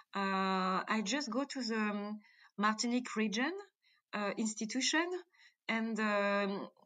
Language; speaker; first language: English; non-native, fluent; French